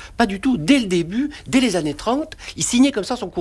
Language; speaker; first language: French; native; French